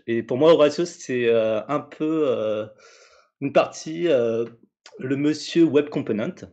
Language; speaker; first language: French; native; French